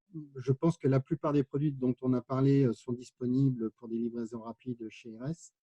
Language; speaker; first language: French; native; French